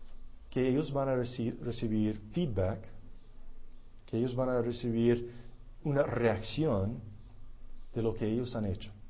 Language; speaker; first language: Spanish; non-native, fluent; English